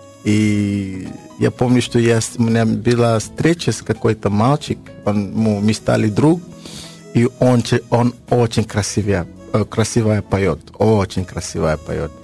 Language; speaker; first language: Russian; non-native, learner; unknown